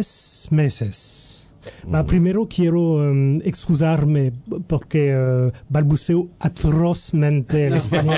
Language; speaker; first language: Spanish; non-native, learner; French